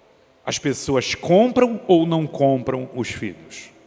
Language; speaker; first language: Portuguese; native; Portuguese